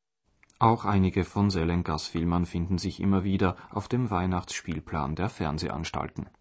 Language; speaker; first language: German; native; German